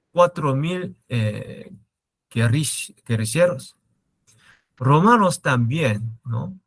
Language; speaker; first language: Spanish; non-native, learner; Korean